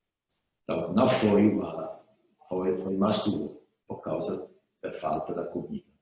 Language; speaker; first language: Portuguese; non-native, fluent; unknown